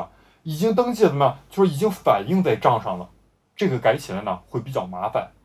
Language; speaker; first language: Chinese; native; Chinese